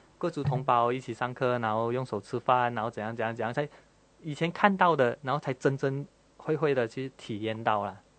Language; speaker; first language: Chinese; native; Chinese